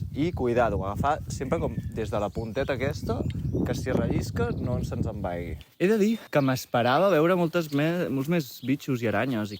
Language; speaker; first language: Catalan; native; Catalan